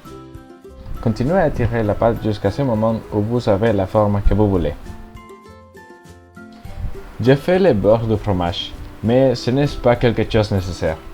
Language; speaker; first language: French; non-native, learner; Spanish